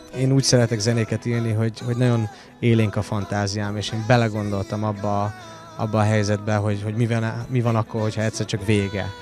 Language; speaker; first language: Hungarian; early bilingual, heritage; English